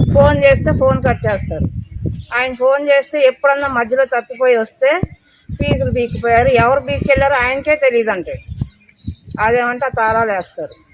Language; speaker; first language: Telugu; native; Telugu